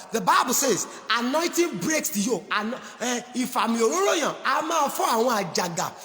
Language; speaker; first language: English; non-native, local second language; Yoruba